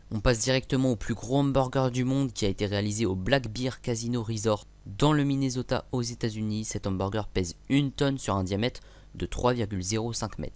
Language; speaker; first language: French; native; French